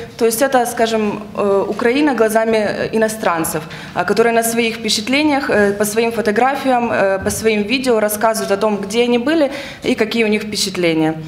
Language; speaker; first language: Russian; native; Russian